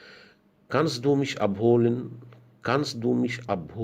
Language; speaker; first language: German; non-native, fluent; Arabic